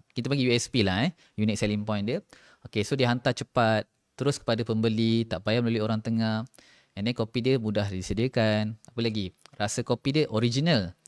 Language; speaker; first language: Malay; native; Malay